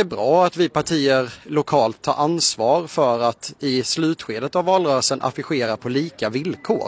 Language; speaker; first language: Swedish; native; Swedish